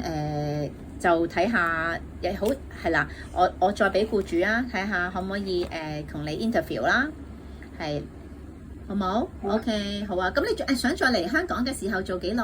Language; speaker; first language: Cantonese; native; Cantonese